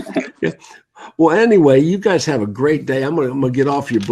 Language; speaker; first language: English; native; English